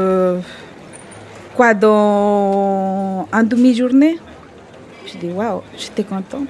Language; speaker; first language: French; non-native, fluent; Spanish